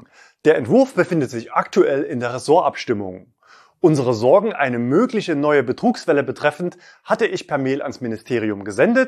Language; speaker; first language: German; native; German